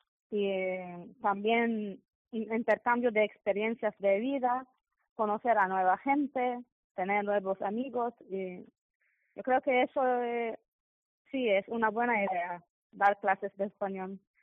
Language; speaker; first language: Spanish; non-native, fluent; Arabic